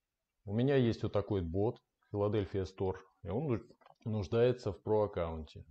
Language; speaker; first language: Russian; native; Russian